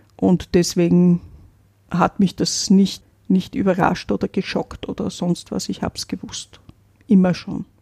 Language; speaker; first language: German; native; German